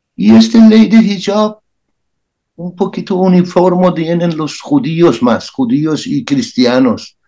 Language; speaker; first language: Spanish; non-native, learner; Persian